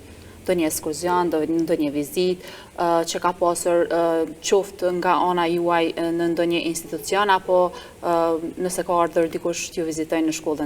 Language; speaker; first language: Albanian; native; Albanian